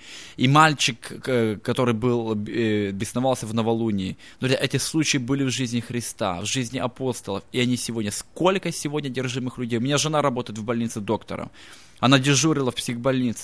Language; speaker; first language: Russian; native; Russian